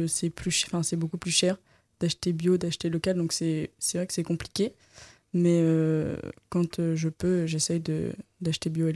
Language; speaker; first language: French; native; French